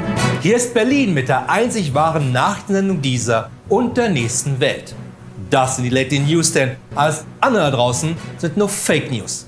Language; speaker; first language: German; native; German